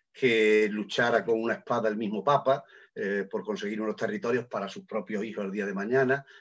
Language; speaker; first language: Spanish; native; Spanish